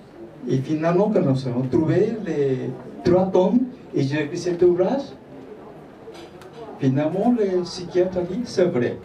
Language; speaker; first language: French; non-native, fluent; Spanish